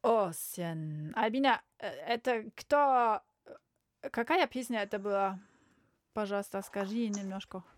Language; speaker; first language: Russian; non-native, learner; German